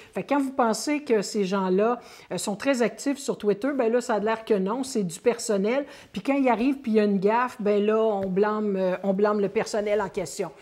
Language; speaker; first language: French; native; French